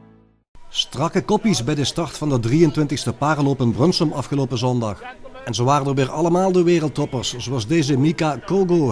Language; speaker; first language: Dutch; native; Dutch